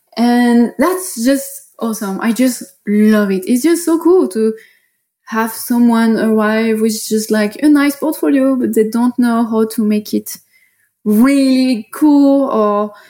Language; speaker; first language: English; non-native, fluent; French